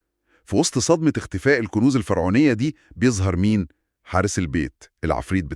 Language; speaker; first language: Arabic; native; Arabic